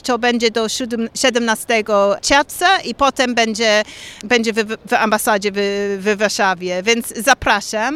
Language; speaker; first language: Polish; non-native, learner; English